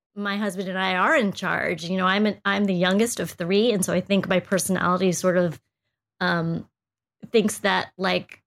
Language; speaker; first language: English; native; English